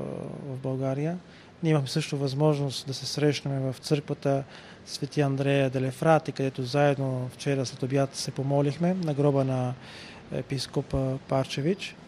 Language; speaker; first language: Bulgarian; native; Bulgarian